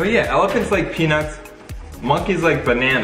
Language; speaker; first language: English; native; English